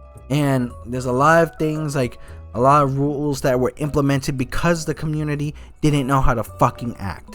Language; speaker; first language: English; native; English